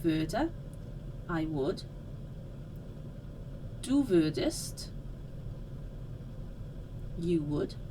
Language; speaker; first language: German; non-native, fluent; English